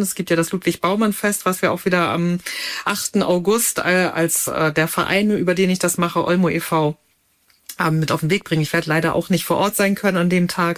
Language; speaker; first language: German; native; German